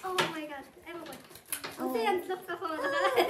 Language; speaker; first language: Swedish; early bilingual, other home language; Mongolian